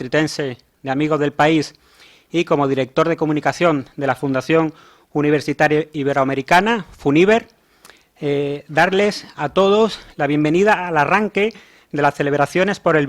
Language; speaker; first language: Spanish; native; Spanish